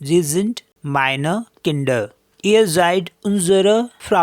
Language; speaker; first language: German; non-native, fluent; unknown